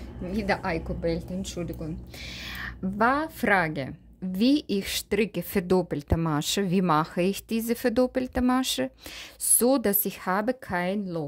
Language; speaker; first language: German; non-native, learner; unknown